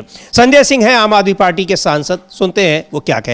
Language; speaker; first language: Hindi; native; Hindi